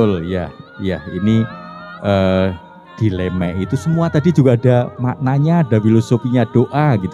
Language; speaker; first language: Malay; non-native, local second language; Javanese